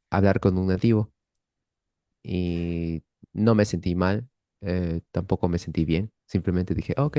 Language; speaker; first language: Spanish; native; Spanish